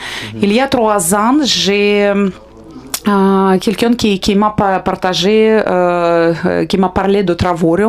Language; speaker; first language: French; non-native, fluent; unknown